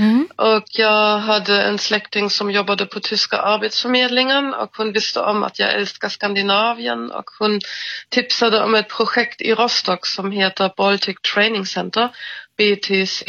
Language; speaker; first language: Swedish; non-native, fluent; German